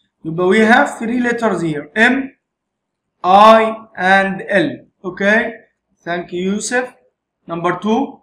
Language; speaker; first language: English; non-native, fluent; Arabic